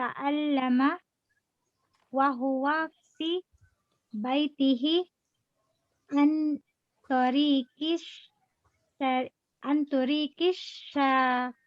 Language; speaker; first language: Arabic; non-native, learner; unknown